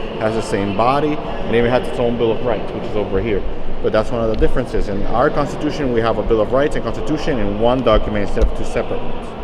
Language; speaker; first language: English; non-native, local second language; Spanish